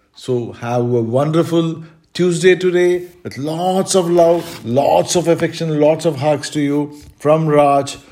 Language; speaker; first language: English; non-native, local second language; Malayalam